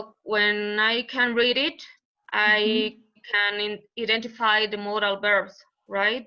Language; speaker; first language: English; non-native, learner; Spanish